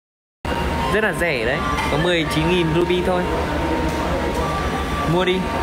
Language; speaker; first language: Vietnamese; native; Vietnamese